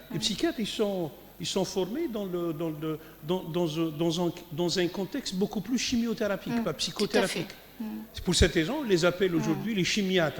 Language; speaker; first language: French; non-native, local second language; Kabyle